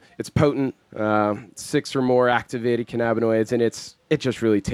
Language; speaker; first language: English; native; English